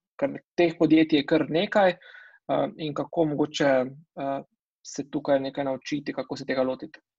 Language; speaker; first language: Slovenian; native; Slovenian